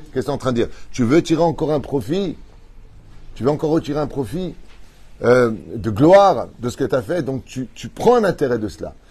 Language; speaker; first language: French; native; French